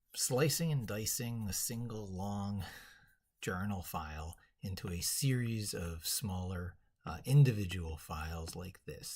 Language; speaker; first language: English; native; English